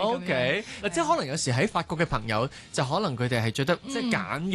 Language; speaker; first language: Cantonese; native; Cantonese